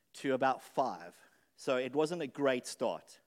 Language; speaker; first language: English; native; English